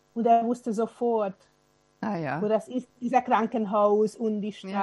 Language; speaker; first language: German; non-native, fluent; Hungarian